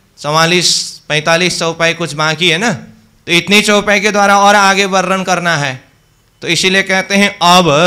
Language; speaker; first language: Hindi; native; Hindi